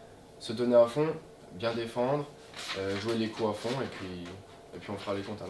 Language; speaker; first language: French; native; French